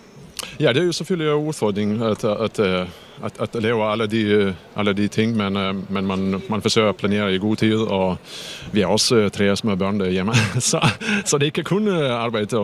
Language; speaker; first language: Danish; non-native, fluent; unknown